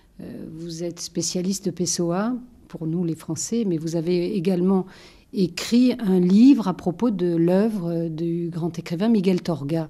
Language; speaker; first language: French; native; French